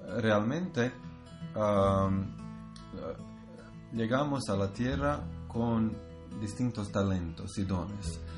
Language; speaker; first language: Spanish; non-native, learner; Croatian